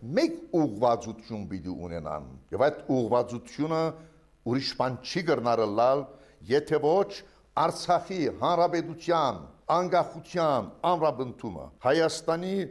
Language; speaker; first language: Armenian; early bilingual, heritage; Armenian